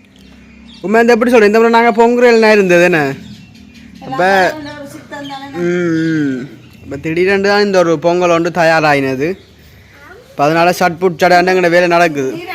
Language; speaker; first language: Tamil; native; Tamil